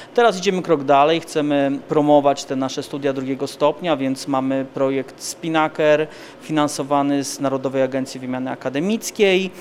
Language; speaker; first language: Polish; native; Polish